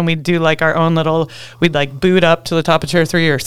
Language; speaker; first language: English; native; English